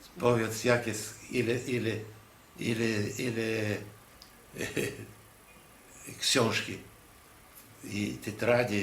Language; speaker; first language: Polish; non-native, local second language; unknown